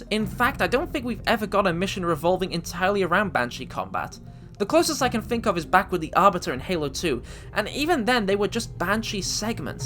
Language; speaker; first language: English; native; English